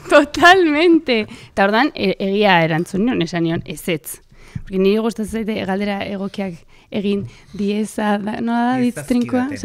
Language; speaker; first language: Basque; native; Basque